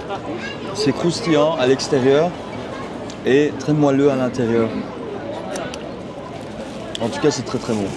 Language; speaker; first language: French; early bilingual, heritage; Turkish